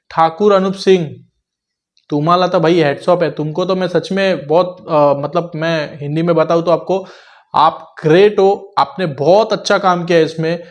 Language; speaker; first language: Hindi; non-native, local second language; Marathi